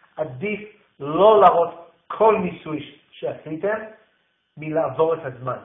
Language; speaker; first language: Hebrew; non-native, fluent; English